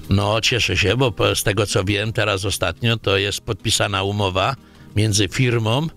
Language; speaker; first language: Polish; native; Polish